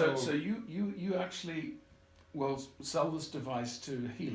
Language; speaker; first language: English; native; English